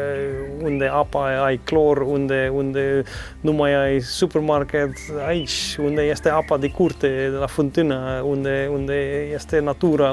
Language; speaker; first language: Romanian; non-native, learner; Dutch